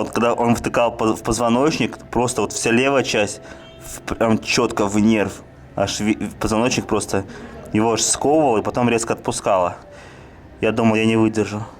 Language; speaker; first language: Russian; native; Russian